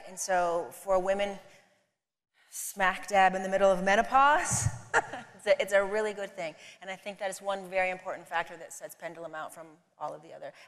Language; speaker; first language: English; native; English